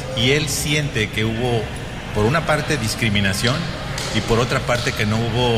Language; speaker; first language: Spanish; native; Spanish